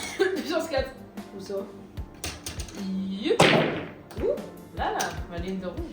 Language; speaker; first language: French; native; French